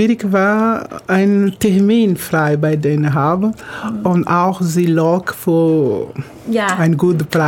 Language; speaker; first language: German; non-native, fluent; Portuguese